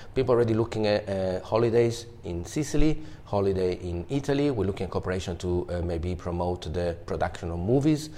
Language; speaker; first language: English; non-native, fluent; Italian